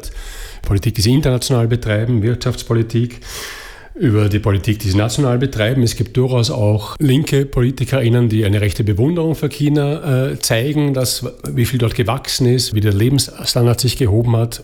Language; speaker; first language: German; native; German